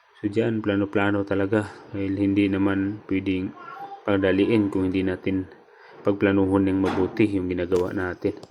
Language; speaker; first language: Filipino; non-native, local second language; Cebuano